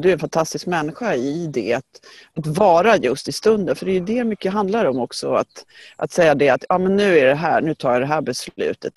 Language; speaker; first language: Swedish; native; Swedish